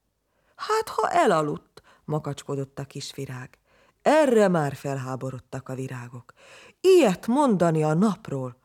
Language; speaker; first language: Hungarian; native; Hungarian